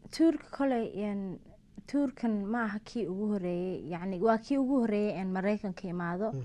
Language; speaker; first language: Somali; early bilingual, heritage; Somali